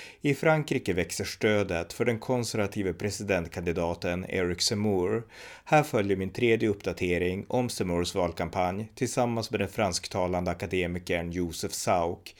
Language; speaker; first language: Swedish; native; Swedish